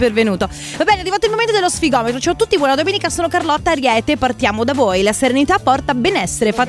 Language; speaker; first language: Italian; native; Italian